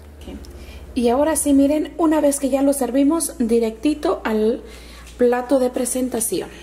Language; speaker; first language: Spanish; native; Spanish